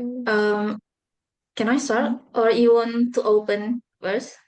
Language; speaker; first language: English; non-native, fluent; Buginese